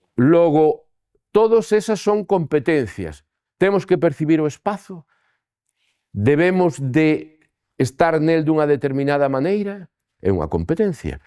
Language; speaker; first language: Galician; native; Galician